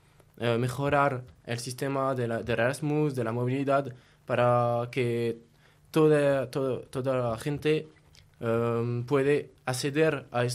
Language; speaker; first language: Spanish; non-native, learner; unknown